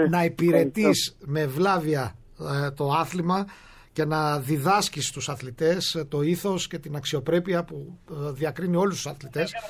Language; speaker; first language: Greek; native; Greek